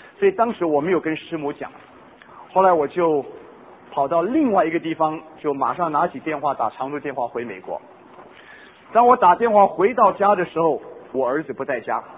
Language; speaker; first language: Chinese; non-native, local second language; Cantonese